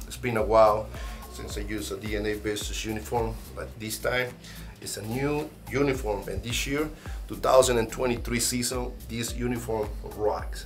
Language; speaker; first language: English; non-native, fluent; Spanish